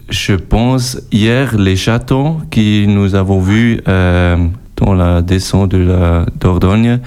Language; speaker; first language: French; non-native, learner; German